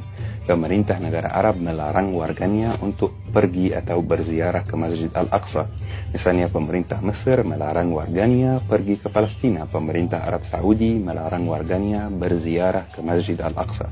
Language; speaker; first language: Indonesian; non-native, fluent; Arabic